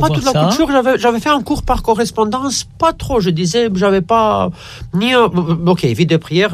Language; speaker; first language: French; non-native, fluent; Romanian